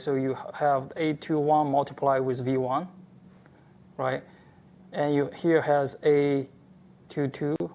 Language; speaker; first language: English; non-native, fluent; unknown